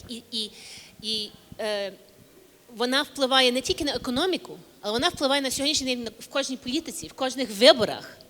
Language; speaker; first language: Ukrainian; early bilingual, heritage; English